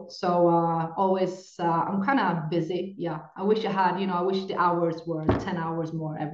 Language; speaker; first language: English; non-native, fluent; Norwegian